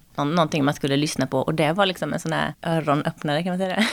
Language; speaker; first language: Swedish; native; Swedish